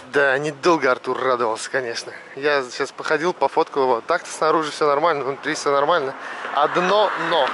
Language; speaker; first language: Russian; native; Russian